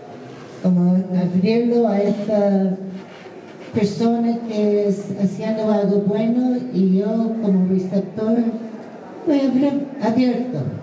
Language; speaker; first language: Spanish; non-native, fluent; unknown